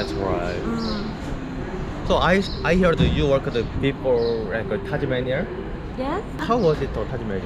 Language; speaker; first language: English; non-native, learner; Korean